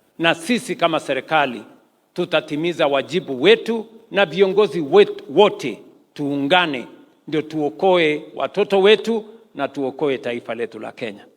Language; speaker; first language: Swahili; non-native, local second language; Kalenjin